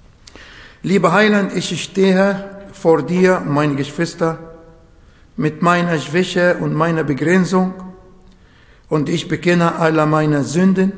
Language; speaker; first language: German; non-native, fluent; Arabic